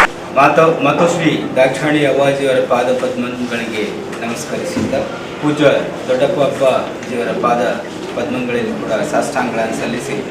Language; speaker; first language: Kannada; native; Kannada